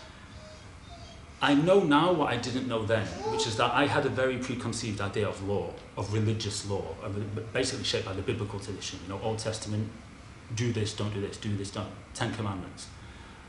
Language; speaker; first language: English; native; English